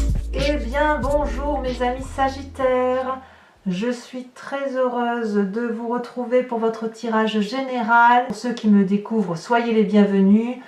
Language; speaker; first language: French; native; French